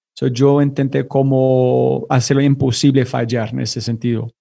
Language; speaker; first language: Spanish; non-native, fluent; English